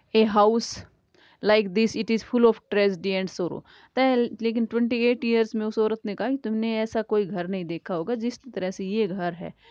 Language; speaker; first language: Hindi; native; Hindi